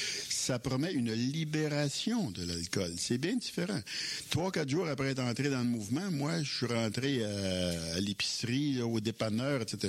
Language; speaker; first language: French; native; French